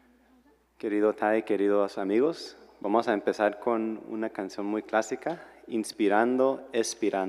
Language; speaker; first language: Spanish; non-native, fluent; English